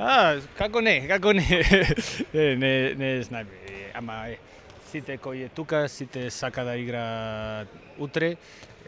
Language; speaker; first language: Macedonian; non-native, learner; Spanish